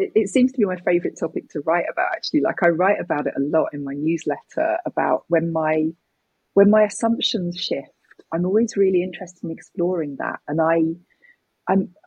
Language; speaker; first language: English; native; English